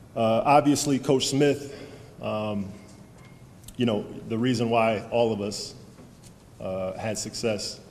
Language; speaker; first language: English; native; English